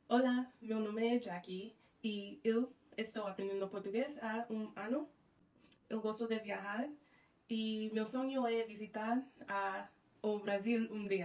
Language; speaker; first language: Portuguese; non-native, learner; English